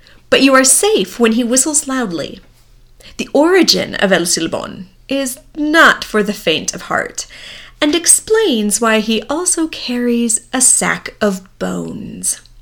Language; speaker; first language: English; native; English